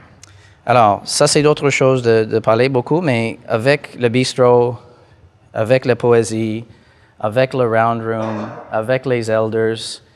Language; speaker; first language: French; non-native, fluent; English